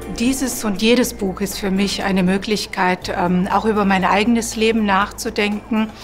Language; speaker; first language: German; early bilingual, other home language; Croatian